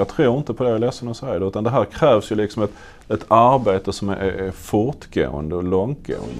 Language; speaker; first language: Swedish; native; Swedish